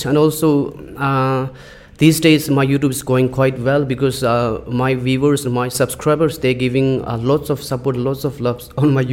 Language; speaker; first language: English; non-native, learner; Tibetan